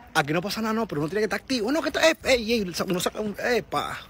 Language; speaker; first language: Spanish; native; Spanish